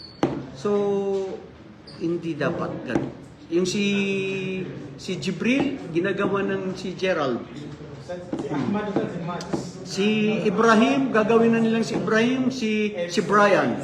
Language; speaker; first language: Filipino; non-native, local second language; Maranao